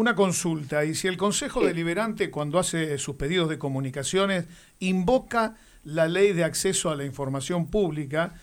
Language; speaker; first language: Spanish; native; Spanish